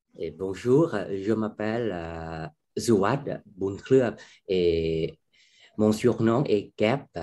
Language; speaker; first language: French; non-native, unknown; Thai